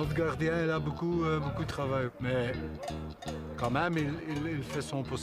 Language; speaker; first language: French; non-native, local second language; Dutch